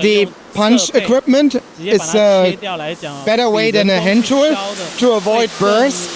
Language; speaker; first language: English; non-native, fluent; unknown